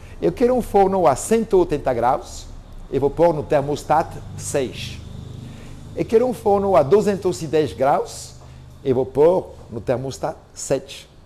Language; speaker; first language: Portuguese; non-native, fluent; French